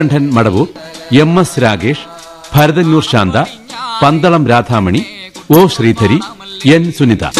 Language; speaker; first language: Malayalam; native; Malayalam